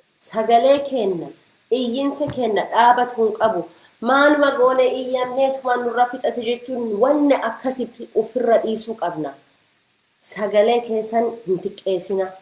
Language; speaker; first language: Oromo; early bilingual, heritage; Oromo